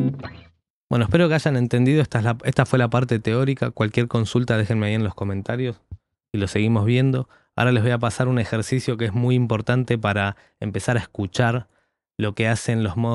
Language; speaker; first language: Spanish; native; Spanish